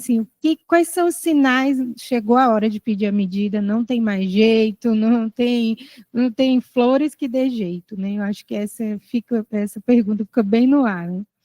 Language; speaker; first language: Portuguese; native; Portuguese